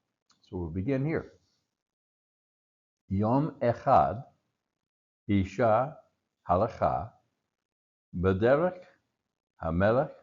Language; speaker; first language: Hebrew; non-native, learner; English